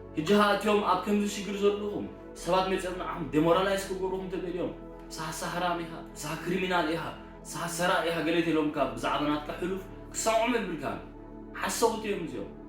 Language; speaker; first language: Tigrinya; early bilingual, heritage; Tigrinya